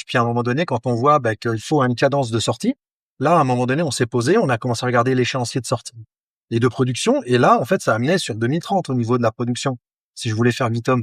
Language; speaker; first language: French; native; French